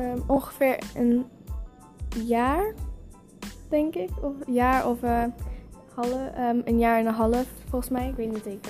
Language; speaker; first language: Dutch; early bilingual, other home language; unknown